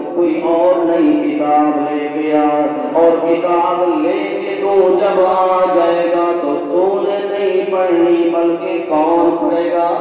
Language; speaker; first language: Urdu; non-native, local second language; Saraiki